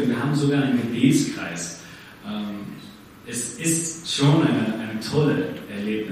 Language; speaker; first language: German; non-native, fluent; English